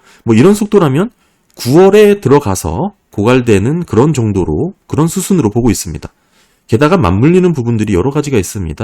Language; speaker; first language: Korean; native; Korean